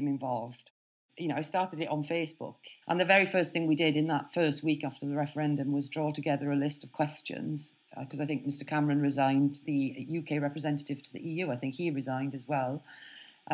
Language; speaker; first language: English; native; English